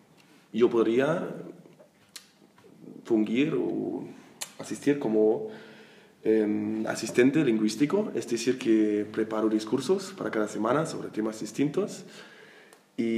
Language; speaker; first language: Spanish; non-native, fluent; German